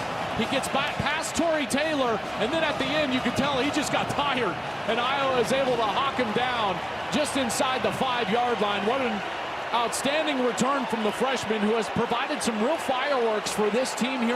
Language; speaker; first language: English; native; English